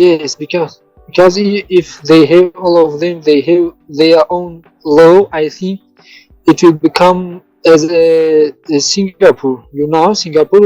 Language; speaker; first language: English; non-native, learner; Tajik